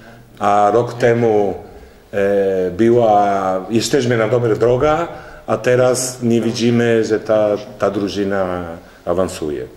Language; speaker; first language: Polish; non-native, learner; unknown